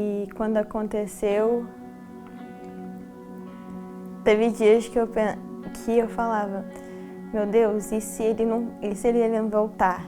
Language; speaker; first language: Portuguese; early bilingual, heritage; Portuguese